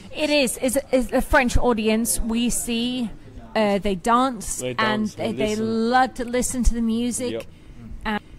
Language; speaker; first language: English; native; English